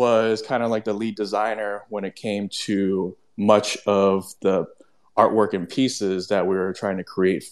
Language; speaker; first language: English; non-native, local second language; Cantonese